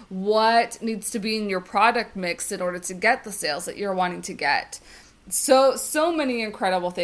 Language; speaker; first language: English; native; English